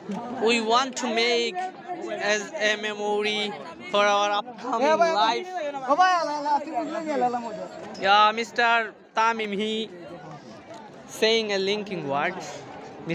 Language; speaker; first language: English; non-native, learner; Bangla